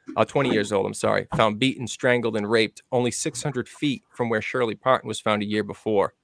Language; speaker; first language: English; native; English